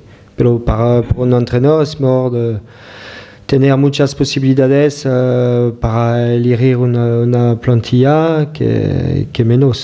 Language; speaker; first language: Spanish; non-native, fluent; French